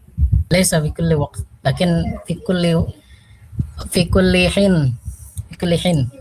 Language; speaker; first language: Arabic; non-native, learner; Indonesian